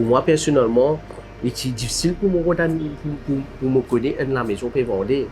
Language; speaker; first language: French; non-native, local second language; Morisyen